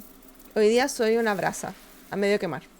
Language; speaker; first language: Spanish; native; Spanish